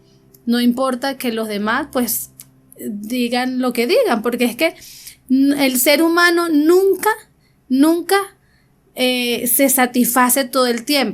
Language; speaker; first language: Spanish; native; Spanish